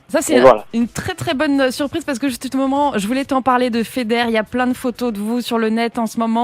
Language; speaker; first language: French; native; French